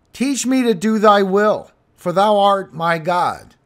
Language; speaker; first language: English; native; English